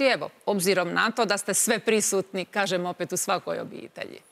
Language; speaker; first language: Croatian; native; Croatian